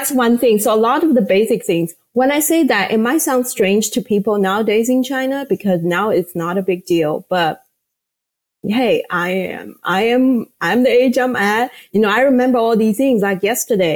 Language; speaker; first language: English; non-native, fluent; Chinese